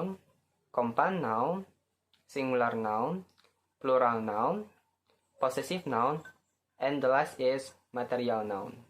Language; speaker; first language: English; non-native, learner; Indonesian